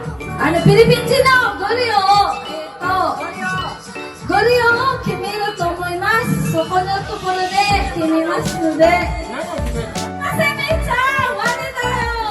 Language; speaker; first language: Japanese; non-native, learner; Filipino